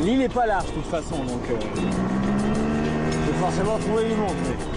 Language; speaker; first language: French; native; French